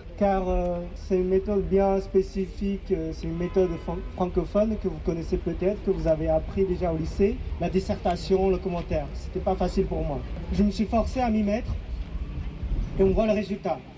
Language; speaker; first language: French; non-native, fluent; Mongolian